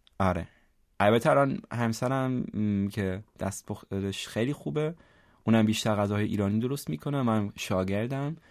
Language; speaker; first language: Persian; non-native, fluent; German